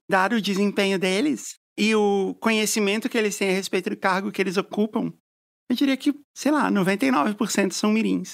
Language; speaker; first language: Portuguese; native; Portuguese